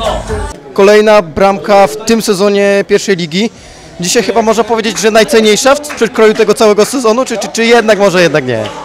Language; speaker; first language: Polish; native; Polish